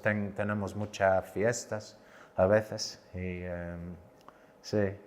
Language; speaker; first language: Spanish; non-native, learner; English